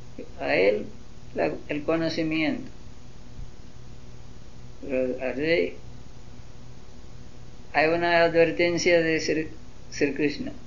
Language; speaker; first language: Spanish; non-native, learner; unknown